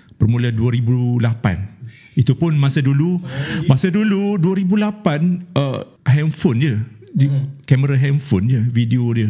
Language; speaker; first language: Malay; native; Malay